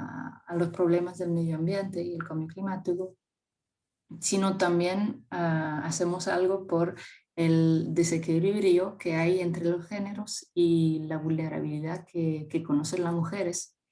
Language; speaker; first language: Spanish; non-native, fluent; French